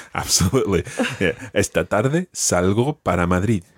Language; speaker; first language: Spanish; non-native, fluent; English